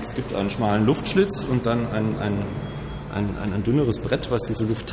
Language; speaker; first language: German; native; German